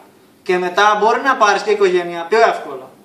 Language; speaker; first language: Greek; non-native, learner; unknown